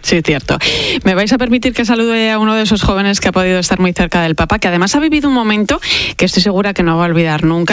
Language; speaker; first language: Spanish; native; Spanish